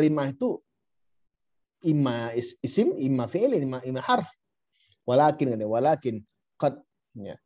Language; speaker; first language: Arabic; non-native, fluent; Indonesian